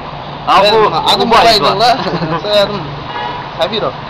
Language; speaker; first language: Turkish; non-native, learner; Kyrgyz